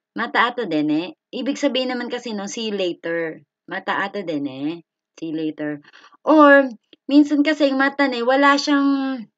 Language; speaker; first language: Filipino; native; Filipino